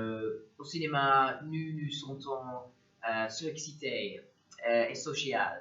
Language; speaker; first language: French; non-native, learner; English